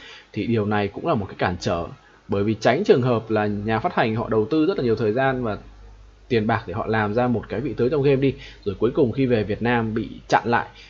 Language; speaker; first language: Vietnamese; native; Vietnamese